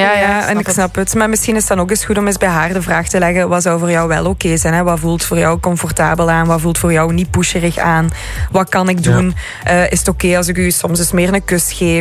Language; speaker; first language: Dutch; native; Dutch